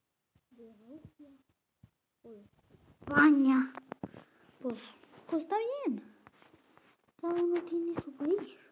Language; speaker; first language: Spanish; early bilingual, other home language; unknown